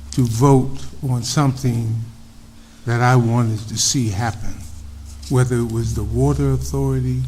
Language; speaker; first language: English; native; English